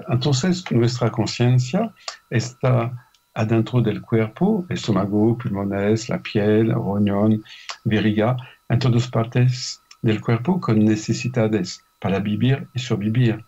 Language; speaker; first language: Spanish; non-native, fluent; French